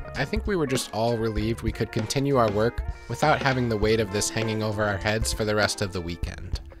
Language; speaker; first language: English; native; English